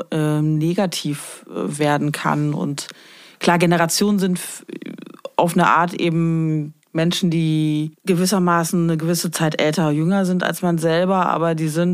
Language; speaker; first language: German; native; German